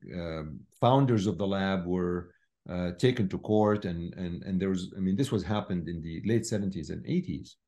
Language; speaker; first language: English; non-native, fluent; Arabic